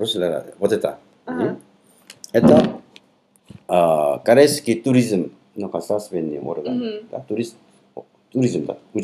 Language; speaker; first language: Russian; non-native, learner; Korean